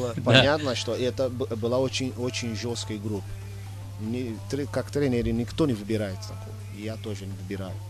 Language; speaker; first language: Russian; non-native, fluent; Portuguese